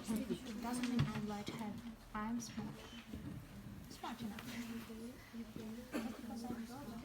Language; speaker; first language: English; non-native, learner; Ukrainian